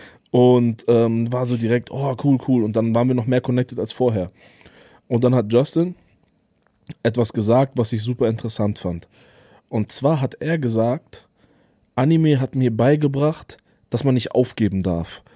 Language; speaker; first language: German; native; German